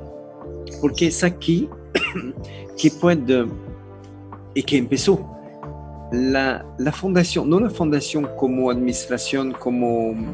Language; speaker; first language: Spanish; non-native, learner; French